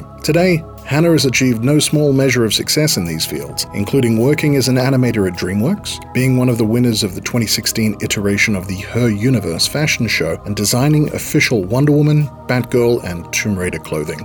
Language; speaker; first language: English; native; English